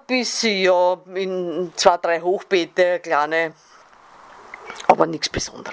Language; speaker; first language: German; native; German